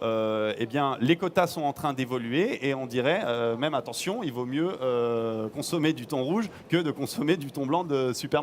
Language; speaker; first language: French; native; French